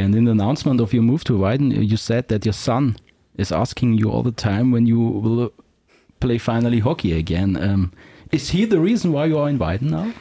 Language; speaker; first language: English; non-native, fluent; German